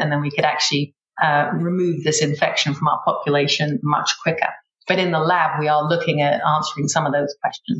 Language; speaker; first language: English; native; English